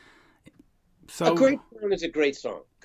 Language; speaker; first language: English; native; English